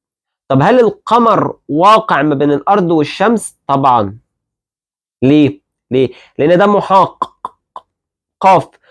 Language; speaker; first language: Arabic; native; Arabic